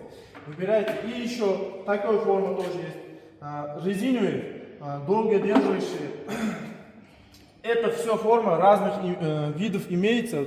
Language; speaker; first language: Russian; non-native, learner; Uzbek